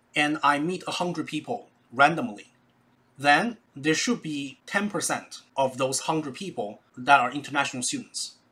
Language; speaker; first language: English; non-native, fluent; Chinese